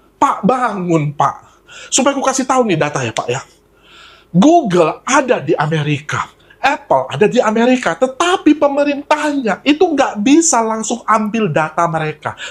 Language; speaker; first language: Indonesian; native; Indonesian